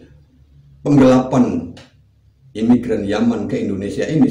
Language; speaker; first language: Indonesian; native; Indonesian